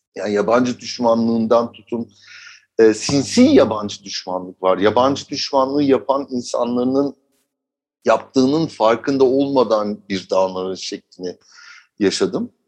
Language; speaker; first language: Turkish; early bilingual, heritage; Turkish